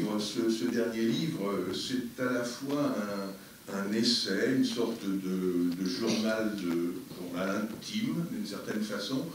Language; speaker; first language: French; native; French